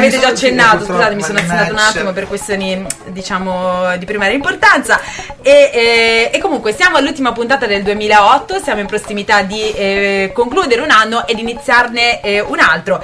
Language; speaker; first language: Italian; native; Italian